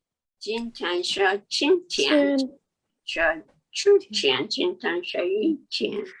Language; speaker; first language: Chinese; non-native, learner; English